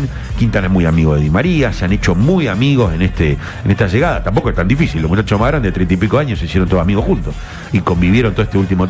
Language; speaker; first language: Spanish; native; Spanish